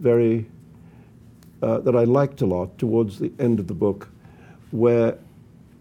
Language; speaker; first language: English; non-native, local second language; Urdu